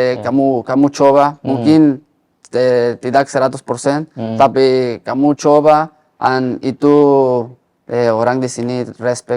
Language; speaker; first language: Indonesian; non-native, learner; Spanish